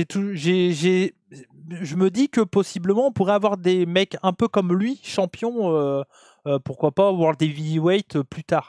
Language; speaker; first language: French; native; French